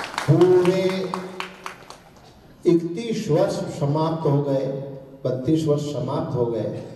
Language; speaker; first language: Hindi; native; Hindi